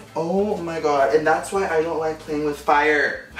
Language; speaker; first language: English; early bilingual, other home language; Spanish